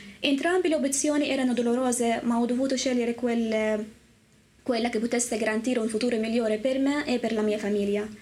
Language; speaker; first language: Italian; non-native, learner; Arabic